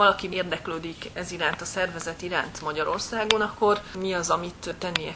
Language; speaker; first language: Hungarian; native; Hungarian